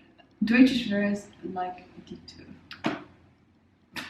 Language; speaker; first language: German; non-native, learner; English